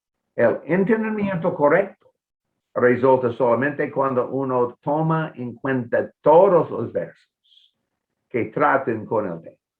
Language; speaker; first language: Spanish; non-native, fluent; English